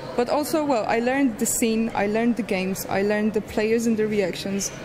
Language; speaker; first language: English; non-native, fluent; Polish